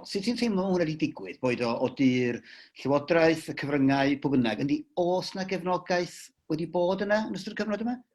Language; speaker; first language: Welsh; native; Welsh